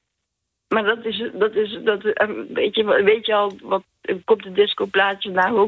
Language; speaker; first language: Dutch; native; Dutch